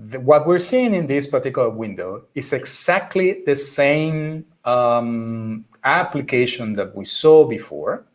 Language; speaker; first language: English; non-native, fluent; Spanish